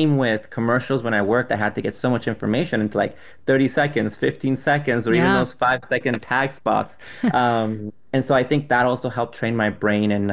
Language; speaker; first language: English; non-native, fluent; Spanish